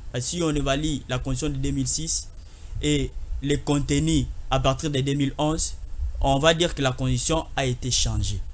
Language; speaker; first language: French; non-native, local second language; Lingala